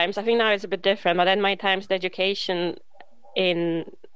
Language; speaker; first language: English; non-native, fluent; Polish